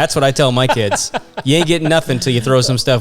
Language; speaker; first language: English; native; English